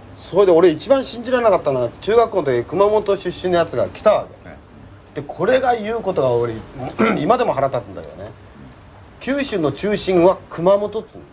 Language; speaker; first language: Japanese; native; Japanese